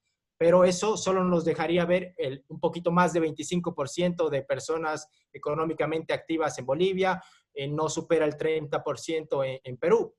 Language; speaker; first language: Spanish; native; Spanish